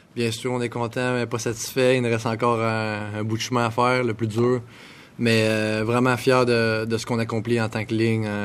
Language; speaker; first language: French; native; French